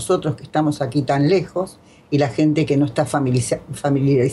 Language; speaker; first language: Spanish; native; Spanish